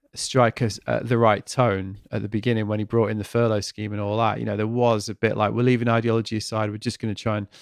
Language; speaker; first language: English; native; English